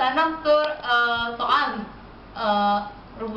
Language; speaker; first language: Arabic; non-native, learner; Indonesian